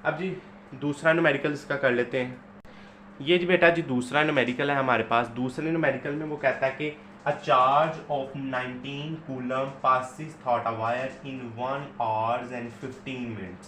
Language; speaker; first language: Hindi; non-native, local second language; Punjabi